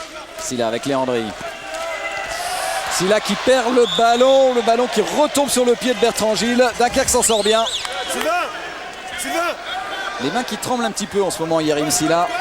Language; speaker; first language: French; native; French